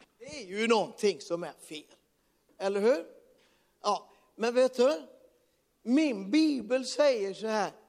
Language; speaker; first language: Swedish; native; Swedish